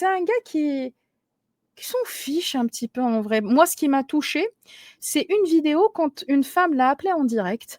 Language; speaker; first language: French; native; French